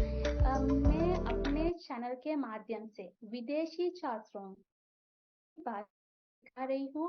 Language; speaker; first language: Hindi; non-native, fluent; Sinhala